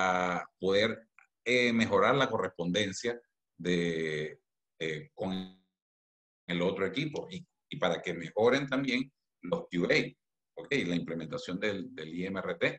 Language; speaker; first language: Spanish; native; Spanish